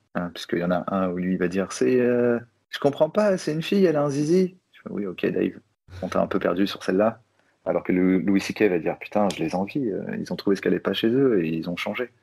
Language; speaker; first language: French; native; French